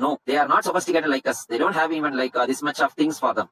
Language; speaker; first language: English; non-native, local second language; Tamil